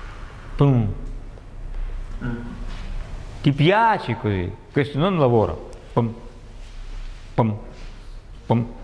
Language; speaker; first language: Italian; non-native, learner; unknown